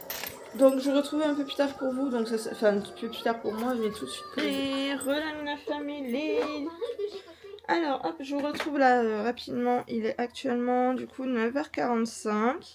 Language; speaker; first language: French; native; French